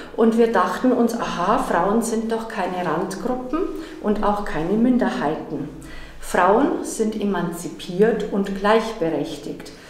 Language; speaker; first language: German; native; German